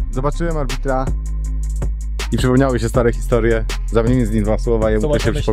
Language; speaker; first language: Polish; native; Polish